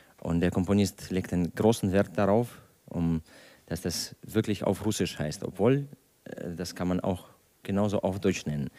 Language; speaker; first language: German; non-native, fluent; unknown